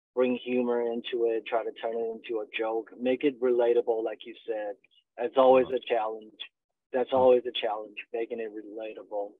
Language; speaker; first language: English; non-native, fluent; Chinese